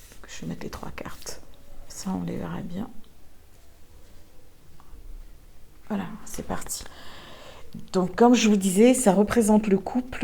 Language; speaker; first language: French; native; French